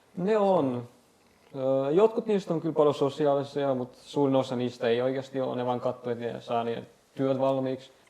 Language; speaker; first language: Finnish; non-native, learner; Bulgarian